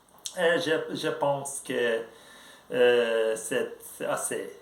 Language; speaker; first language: French; non-native, learner; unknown